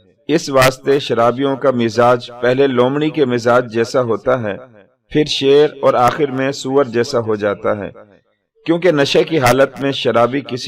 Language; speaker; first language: Urdu; native; Urdu